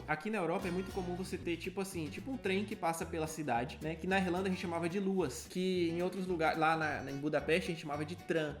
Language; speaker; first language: Portuguese; native; Portuguese